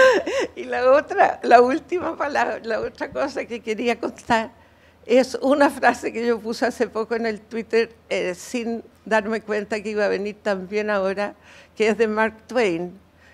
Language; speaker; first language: Spanish; native; Spanish